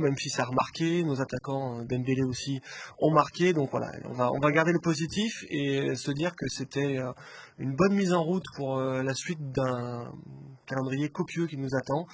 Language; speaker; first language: French; native; French